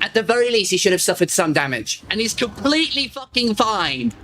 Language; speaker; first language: English; native; English